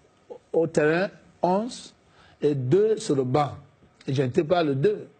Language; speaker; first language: French; non-native, fluent; English